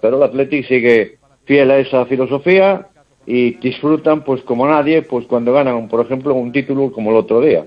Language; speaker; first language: Spanish; native; Spanish